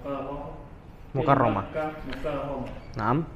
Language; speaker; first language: Arabic; non-native, fluent; Indonesian